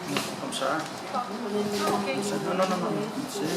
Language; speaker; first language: French; non-native, learner; Vietnamese